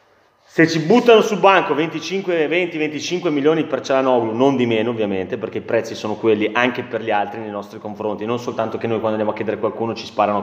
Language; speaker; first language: Italian; native; Italian